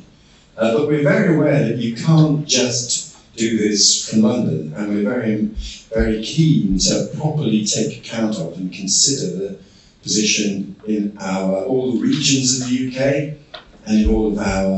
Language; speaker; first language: English; native; English